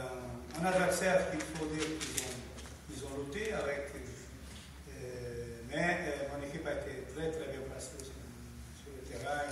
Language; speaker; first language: French; non-native, learner; Portuguese